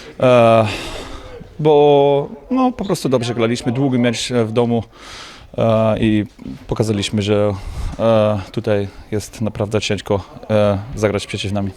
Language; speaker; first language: Polish; non-native, fluent; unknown